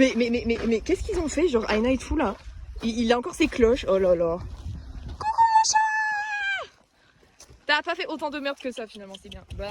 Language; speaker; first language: French; native; French